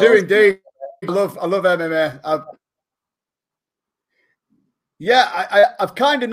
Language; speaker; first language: English; native; English